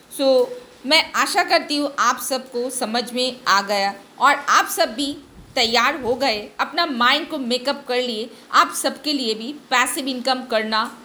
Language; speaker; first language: Hindi; non-native, local second language; Bangla